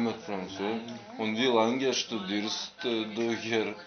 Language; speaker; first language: German; non-native, learner; Lithuanian